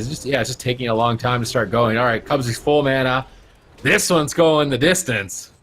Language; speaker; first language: English; native; English